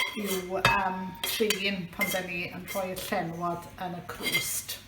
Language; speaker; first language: Welsh; native; Welsh